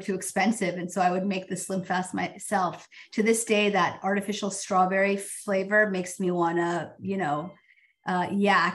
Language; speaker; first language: English; native; English